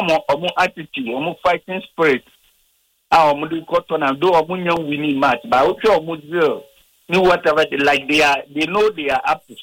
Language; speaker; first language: English; non-native, local second language; Akan